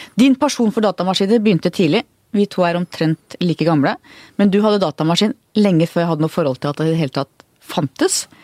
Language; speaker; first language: Norwegian; native; Norwegian